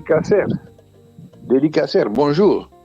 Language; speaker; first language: French; non-native, fluent; Dutch